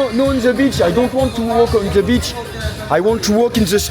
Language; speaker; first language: English; non-native, learner; French